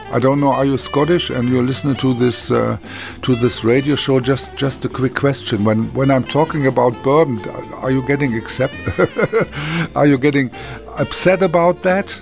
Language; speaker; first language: English; non-native, fluent; German